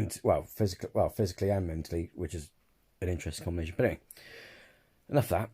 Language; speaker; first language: English; native; English